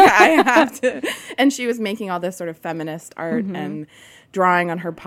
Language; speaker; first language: English; native; English